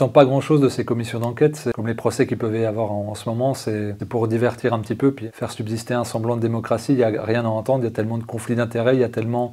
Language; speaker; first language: French; native; French